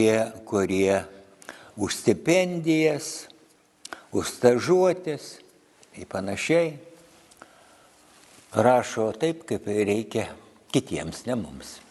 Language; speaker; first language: Lithuanian; native; Lithuanian